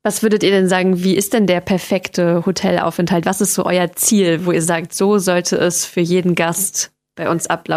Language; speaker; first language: German; native; German